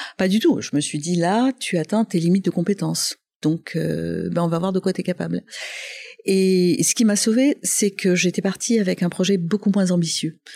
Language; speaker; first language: French; non-native, local second language; Arabic